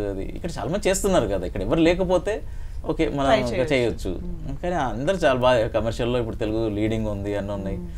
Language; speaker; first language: Telugu; native; Telugu